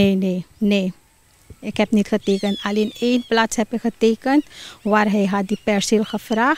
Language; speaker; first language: Dutch; non-native, local second language; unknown